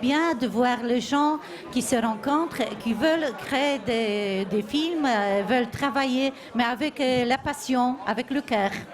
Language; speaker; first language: French; non-native, fluent; Polish